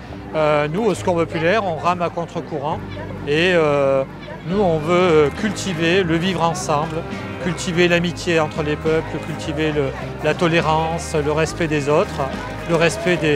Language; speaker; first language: French; native; French